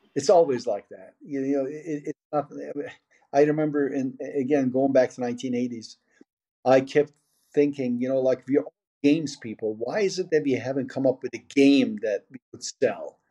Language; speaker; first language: English; early bilingual, other home language; Persian